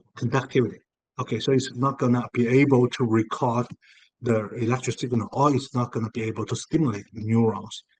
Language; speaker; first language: English; non-native, fluent; Chinese